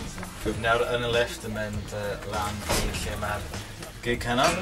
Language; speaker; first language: Welsh; native; Welsh